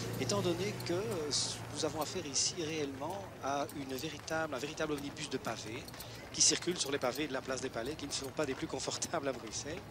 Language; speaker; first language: French; native; French